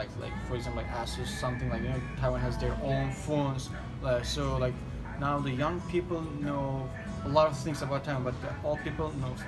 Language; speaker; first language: English; non-native, fluent; Turkish